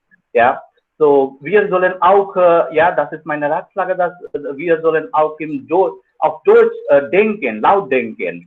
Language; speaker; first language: German; non-native, fluent; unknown